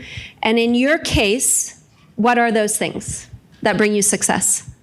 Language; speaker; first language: English; native; English